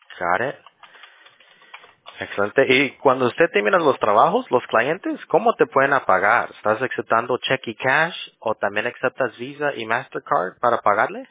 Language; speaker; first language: Spanish; early bilingual, heritage; Spanish